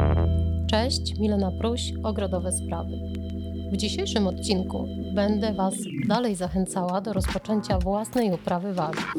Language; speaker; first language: Polish; native; Polish